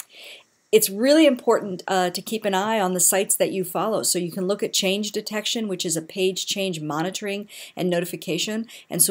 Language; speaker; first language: English; native; English